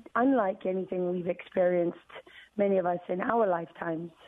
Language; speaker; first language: English; native; English